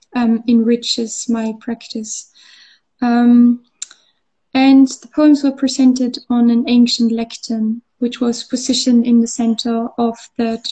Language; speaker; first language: English; non-native, fluent; German